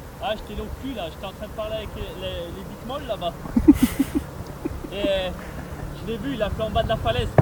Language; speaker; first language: French; native; French